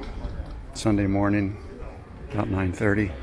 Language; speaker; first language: English; native; English